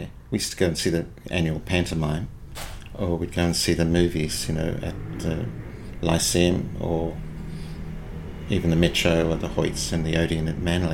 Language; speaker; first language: English; native; English